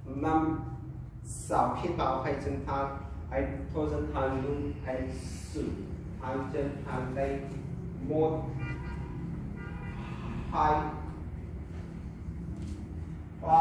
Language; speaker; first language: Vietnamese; non-native, learner; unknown